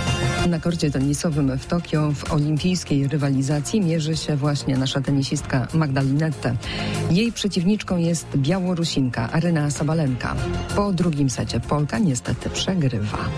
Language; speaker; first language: Polish; native; Polish